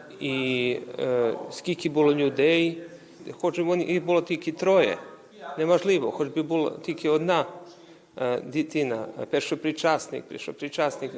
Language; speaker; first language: Ukrainian; early bilingual, heritage; Ukrainian